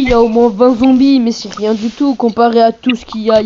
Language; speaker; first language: French; native; French